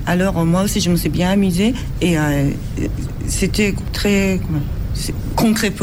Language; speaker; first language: French; non-native, fluent; Japanese